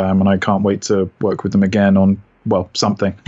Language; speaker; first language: English; native; English